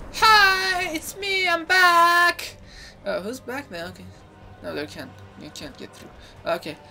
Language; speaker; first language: English; non-native, fluent; Persian